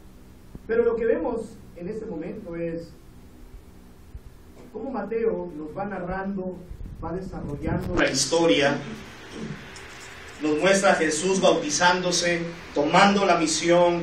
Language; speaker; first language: Spanish; native; Spanish